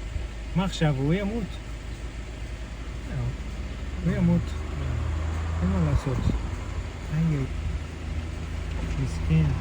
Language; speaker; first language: Hebrew; non-native, learner; Portuguese